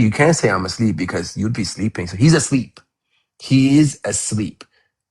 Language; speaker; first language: English; non-native, fluent; Amharic